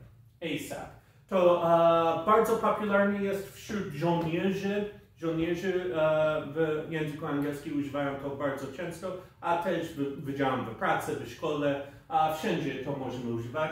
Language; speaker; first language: Polish; non-native, fluent; English